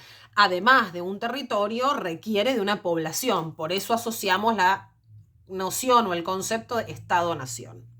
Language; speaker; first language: Spanish; native; Spanish